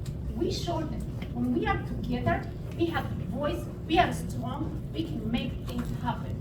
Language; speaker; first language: English; non-native, local second language; Hebrew